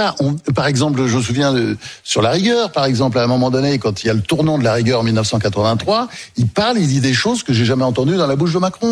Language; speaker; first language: French; native; French